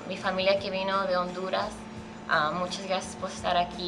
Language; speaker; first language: Spanish; early bilingual, heritage; Spanish